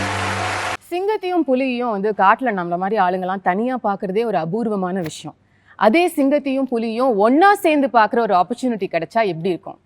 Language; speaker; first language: Tamil; native; Tamil